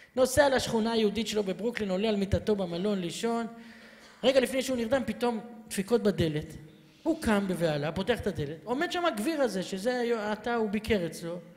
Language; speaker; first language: Hebrew; native; Hebrew